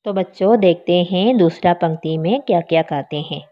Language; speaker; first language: Hindi; non-native, local second language; Malayalam